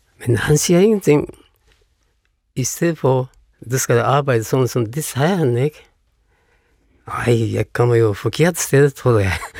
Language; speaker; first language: Danish; non-native, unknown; Japanese